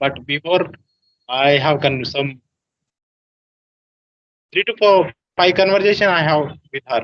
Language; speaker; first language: English; non-native, learner; Telugu